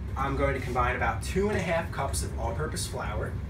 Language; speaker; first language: English; native; English